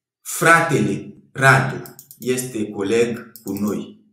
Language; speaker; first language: Romanian; non-native, fluent; French